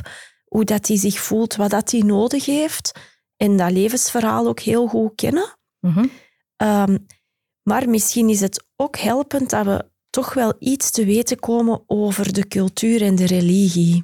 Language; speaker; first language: Dutch; native; Dutch